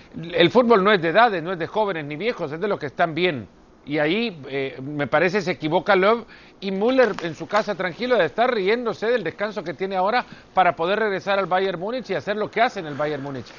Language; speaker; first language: Spanish; native; Spanish